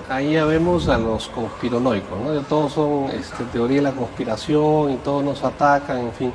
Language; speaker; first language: Spanish; native; Spanish